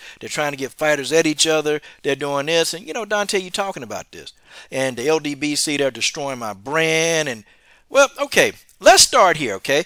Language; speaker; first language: English; native; English